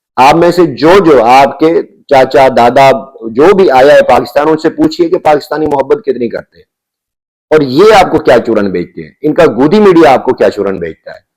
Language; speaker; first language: Urdu; non-native, local second language; Punjabi